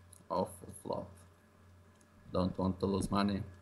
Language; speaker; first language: English; non-native, learner; Russian